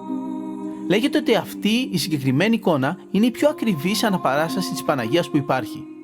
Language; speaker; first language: Greek; native; Greek